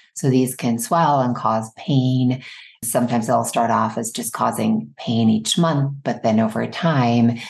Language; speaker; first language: English; native; English